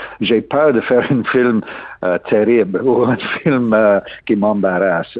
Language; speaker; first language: French; non-native, learner; English